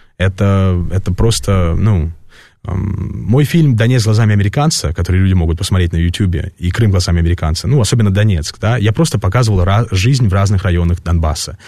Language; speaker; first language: Russian; early bilingual, heritage; Russian